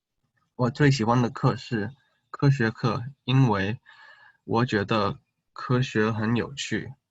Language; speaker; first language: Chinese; early bilingual, heritage; Chinese